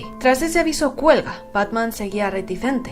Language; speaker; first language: Spanish; native; Spanish